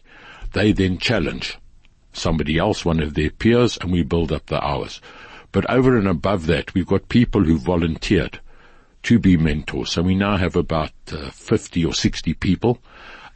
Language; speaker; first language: English; native; English